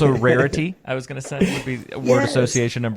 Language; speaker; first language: English; native; English